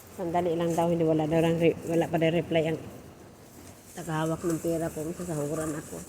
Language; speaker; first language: Filipino; non-native, local second language; Cebuano